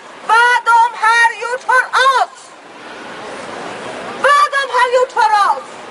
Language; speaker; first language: Swedish; non-native, fluent; Polish